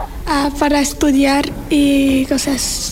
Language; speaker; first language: Catalan; early bilingual, other home language; Urdu